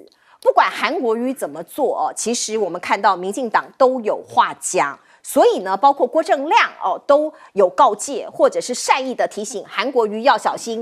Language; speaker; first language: Chinese; native; Chinese